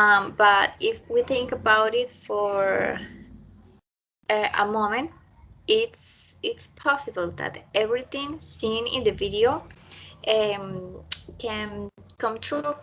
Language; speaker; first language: English; non-native, learner; Spanish